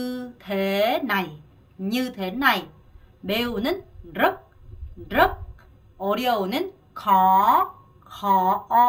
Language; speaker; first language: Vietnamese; non-native, fluent; Korean